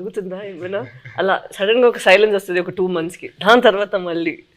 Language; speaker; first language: Telugu; non-native, fluent; Tamil